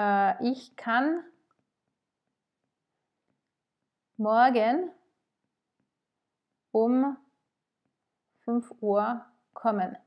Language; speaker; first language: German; non-native, fluent; French